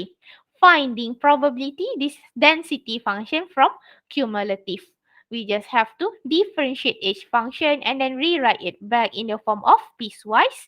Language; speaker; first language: English; non-native, local second language; Malay